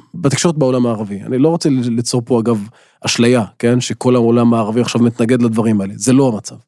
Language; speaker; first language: Hebrew; non-native, local second language; Arabic